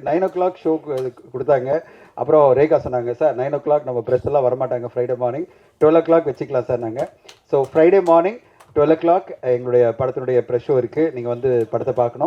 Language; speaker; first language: Tamil; native; Tamil